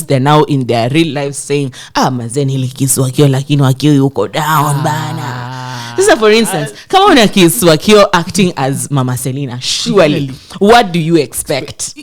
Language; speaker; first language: English; non-native, local second language; Swahili